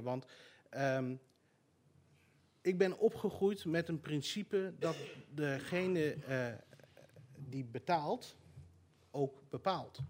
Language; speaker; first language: Dutch; native; Dutch